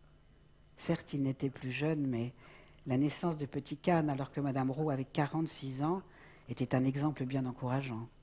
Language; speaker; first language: French; native; French